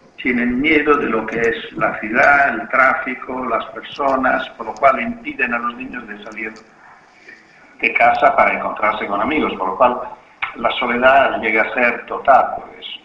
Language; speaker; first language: Spanish; non-native, fluent; Italian